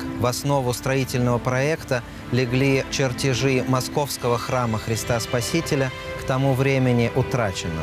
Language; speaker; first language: Russian; native; Russian